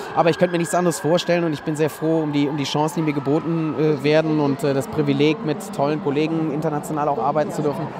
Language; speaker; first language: German; native; German